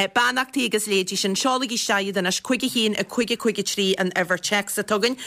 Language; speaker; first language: Irish; native; Irish